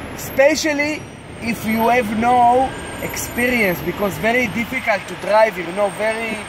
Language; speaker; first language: English; non-native, learner; Hebrew